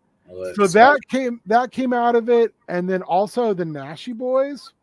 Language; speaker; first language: English; native; English